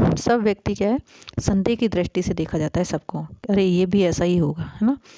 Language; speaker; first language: Hindi; native; Hindi